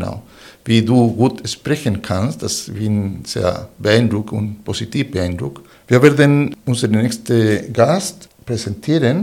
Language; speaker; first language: German; non-native, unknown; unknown